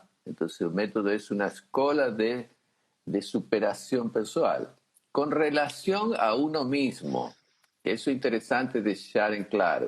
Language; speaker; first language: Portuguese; non-native, fluent; Spanish